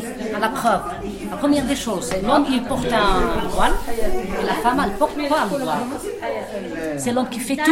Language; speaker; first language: French; non-native, local second language; Arabic